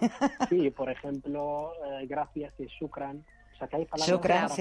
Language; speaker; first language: Spanish; non-native, fluent; Arabic